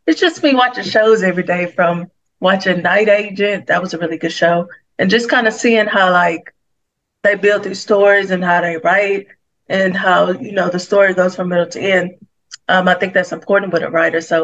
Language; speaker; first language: English; native; English